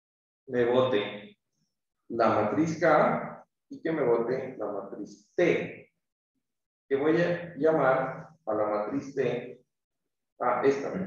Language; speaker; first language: Spanish; native; Spanish